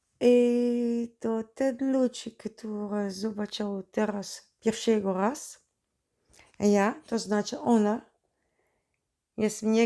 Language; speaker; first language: Polish; non-native, learner; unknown